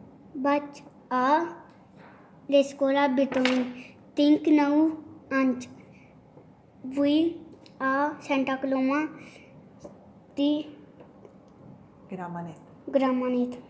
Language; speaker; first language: Catalan; non-native, learner; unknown